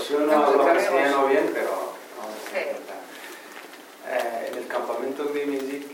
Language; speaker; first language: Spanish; non-native, learner; Arabic